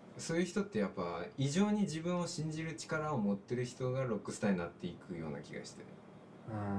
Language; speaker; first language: Japanese; early bilingual, heritage; Japanese